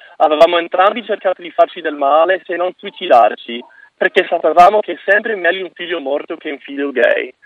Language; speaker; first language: Italian; non-native, fluent; English